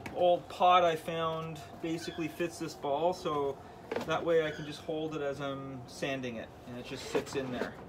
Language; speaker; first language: English; native; English